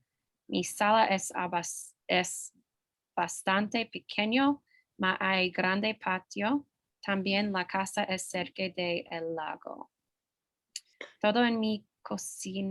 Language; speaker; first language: Spanish; non-native, learner; English